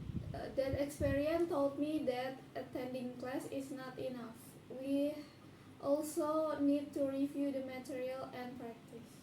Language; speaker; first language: English; non-native, learner; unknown